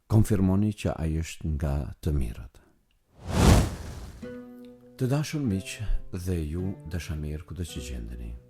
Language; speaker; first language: Albanian; native; Albanian